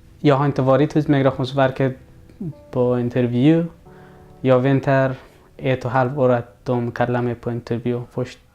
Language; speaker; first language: Swedish; non-native, learner; Persian